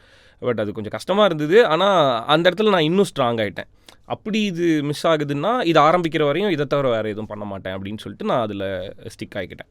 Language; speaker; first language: Tamil; native; Tamil